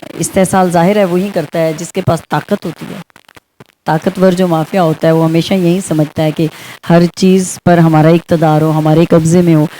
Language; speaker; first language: Urdu; non-native, local second language; Saraiki